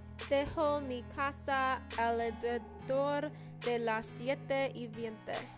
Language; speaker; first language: Spanish; non-native, learner; English